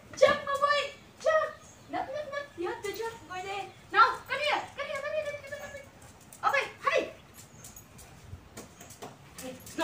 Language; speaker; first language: English; non-native, local second language; Filipino